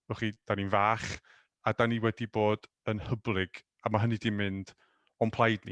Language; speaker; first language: Welsh; native; Welsh